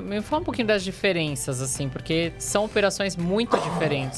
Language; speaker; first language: Portuguese; native; Portuguese